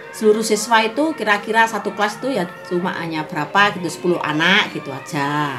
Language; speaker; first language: Indonesian; non-native, local second language; Javanese